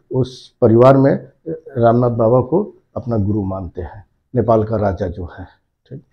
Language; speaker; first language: Hindi; non-native, local second language; Bangla